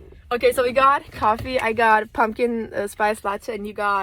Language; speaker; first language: English; non-native, fluent; Turkish